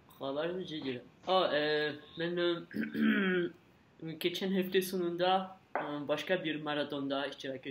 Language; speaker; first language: Azerbaijani; non-native, learner; French